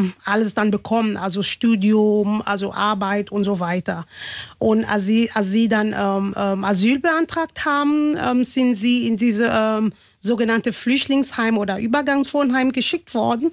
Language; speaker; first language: German; non-native, fluent; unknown